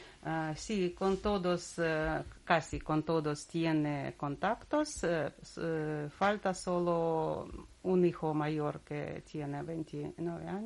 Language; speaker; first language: Spanish; non-native, learner; Russian